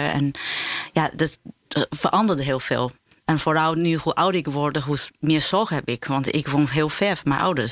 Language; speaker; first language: Dutch; non-native, fluent; Chinese